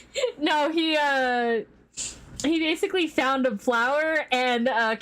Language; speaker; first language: English; native; English